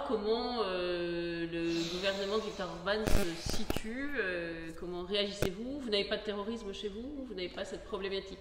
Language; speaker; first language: French; native; French